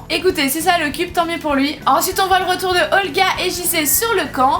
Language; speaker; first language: French; native; French